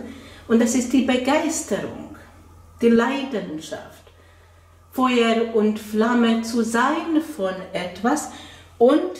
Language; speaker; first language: German; non-native, fluent; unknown